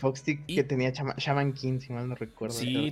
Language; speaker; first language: Spanish; native; Spanish